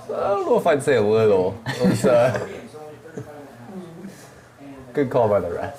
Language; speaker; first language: English; native; English